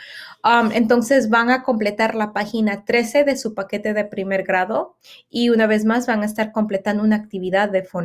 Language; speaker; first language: Spanish; early bilingual, heritage; Spanish